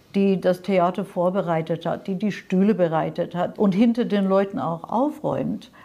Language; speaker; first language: German; non-native, fluent; English